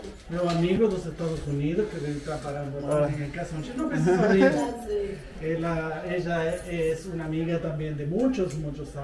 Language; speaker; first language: Portuguese; non-native, learner; Spanish